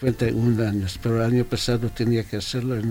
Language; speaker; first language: Spanish; non-native, fluent; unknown